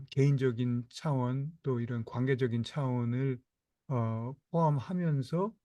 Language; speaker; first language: Korean; native; Korean